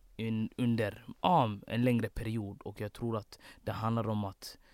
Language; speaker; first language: Swedish; early bilingual, other home language; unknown